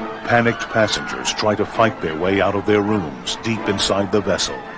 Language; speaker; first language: English; native; English